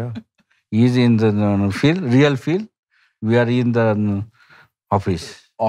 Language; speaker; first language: English; non-native, local second language; Nepali